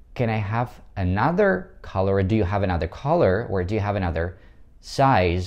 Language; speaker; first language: English; non-native, fluent; Russian